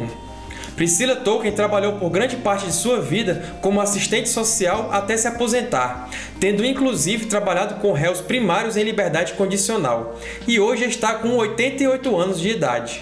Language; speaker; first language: Portuguese; native; Portuguese